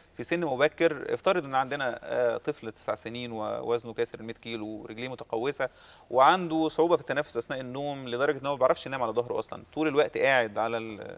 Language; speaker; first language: Arabic; native; Arabic